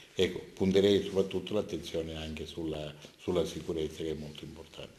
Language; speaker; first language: Italian; native; Italian